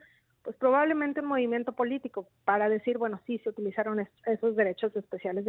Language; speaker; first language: Spanish; native; Spanish